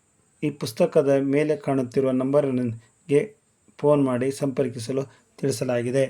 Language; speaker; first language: Kannada; native; Kannada